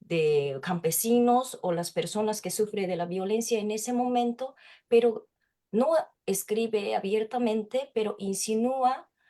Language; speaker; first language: Spanish; non-native, fluent; Japanese